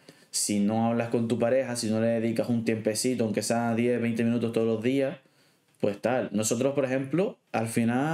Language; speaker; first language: Spanish; native; Spanish